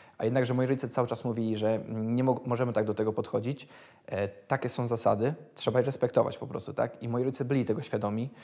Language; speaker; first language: Polish; native; Polish